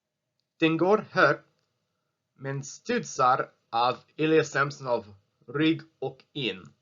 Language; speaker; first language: Swedish; non-native, learner; English